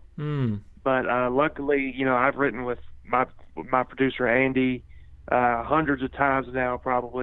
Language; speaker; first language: English; native; English